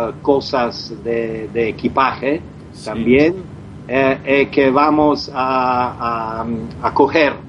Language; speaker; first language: Spanish; non-native, learner; Croatian